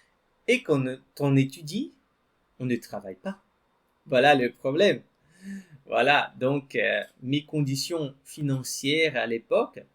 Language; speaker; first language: French; non-native, fluent; Portuguese